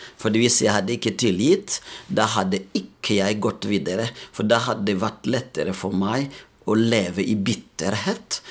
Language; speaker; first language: Norwegian; non-native, fluent; Rundi